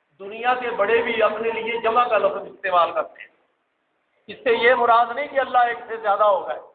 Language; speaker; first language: Urdu; non-native, local second language; Punjabi